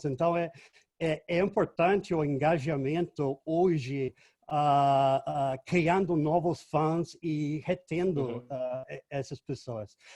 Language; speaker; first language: Portuguese; non-native, fluent; English